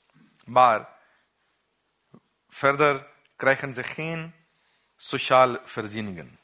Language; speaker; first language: Dutch; non-native, learner; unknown